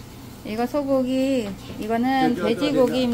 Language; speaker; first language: Korean; non-native, learner; Vietnamese